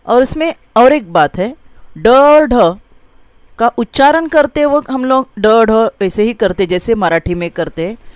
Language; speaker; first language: Hindi; non-native, local second language; Marathi